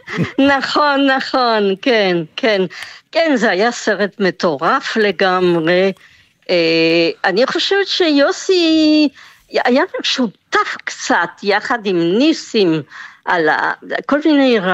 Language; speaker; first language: Hebrew; non-native, fluent; French